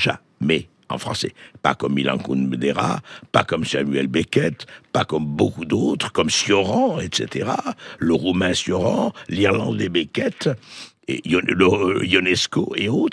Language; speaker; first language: French; native; French